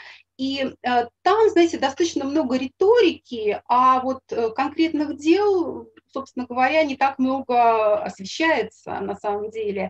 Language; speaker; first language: Russian; native; Russian